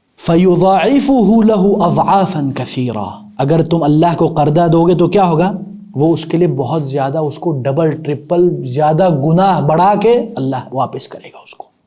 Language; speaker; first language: Urdu; non-native, local second language; Punjabi